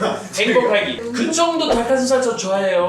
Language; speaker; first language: Korean; non-native, fluent; Greek